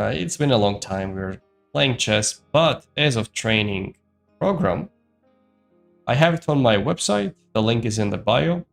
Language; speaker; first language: English; non-native, fluent; Georgian